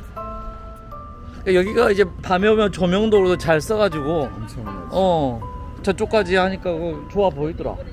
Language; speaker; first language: Korean; native; Korean